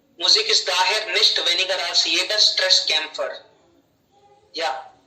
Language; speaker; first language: German; non-native, learner; Hindi